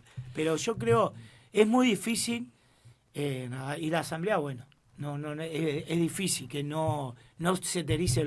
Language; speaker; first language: Spanish; native; Spanish